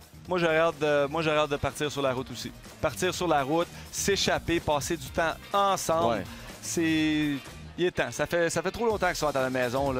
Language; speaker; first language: French; native; French